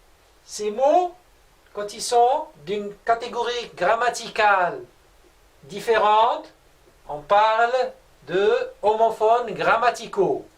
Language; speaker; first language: French; non-native, local second language; Arabic